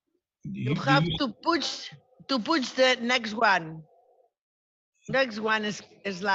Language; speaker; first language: English; non-native, learner; Spanish